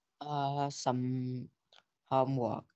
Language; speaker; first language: English; non-native, learner; Vietnamese